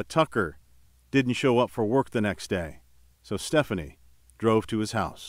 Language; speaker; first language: English; native; English